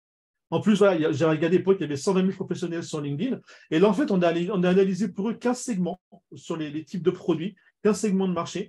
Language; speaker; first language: French; native; French